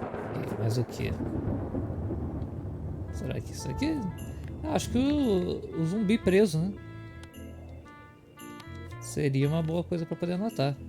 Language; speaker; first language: Portuguese; native; Portuguese